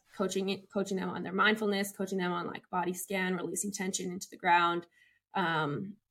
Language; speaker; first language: English; native; English